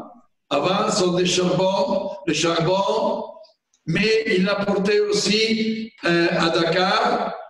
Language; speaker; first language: French; non-native, fluent; Italian